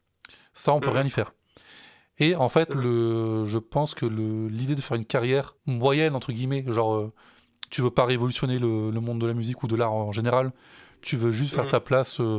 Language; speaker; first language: French; native; French